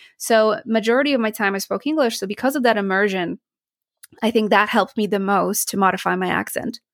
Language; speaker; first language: English; non-native, fluent; Polish